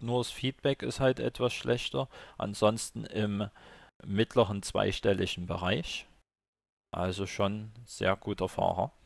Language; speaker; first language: German; native; German